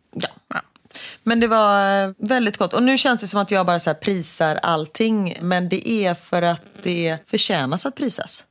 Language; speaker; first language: Swedish; native; Swedish